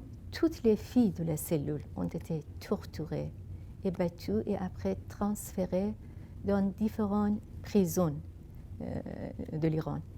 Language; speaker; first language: French; non-native, fluent; Persian